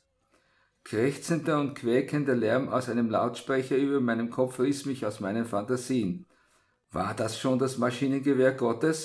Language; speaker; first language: German; native; German